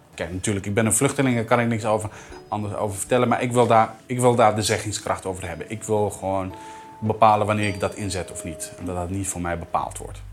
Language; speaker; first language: Dutch; early bilingual, other home language; Arabic